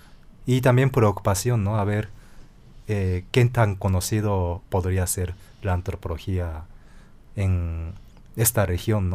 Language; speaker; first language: Spanish; non-native, fluent; Japanese